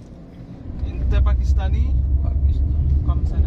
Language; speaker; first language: Arabic; non-native, learner; Indonesian